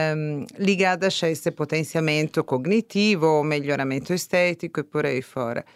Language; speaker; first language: Portuguese; non-native, fluent; Italian